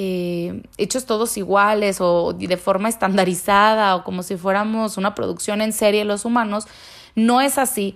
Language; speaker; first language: Spanish; native; Spanish